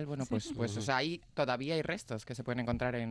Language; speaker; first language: Spanish; native; Spanish